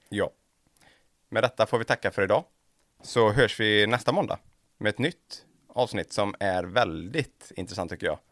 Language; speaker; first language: Swedish; native; Swedish